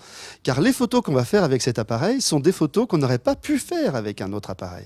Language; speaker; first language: French; native; French